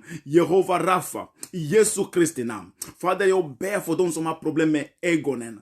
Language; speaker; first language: Swedish; non-native, fluent; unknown